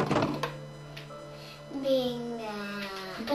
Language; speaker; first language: Spanish; native; Spanish